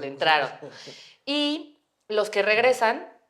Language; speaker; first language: Spanish; native; Spanish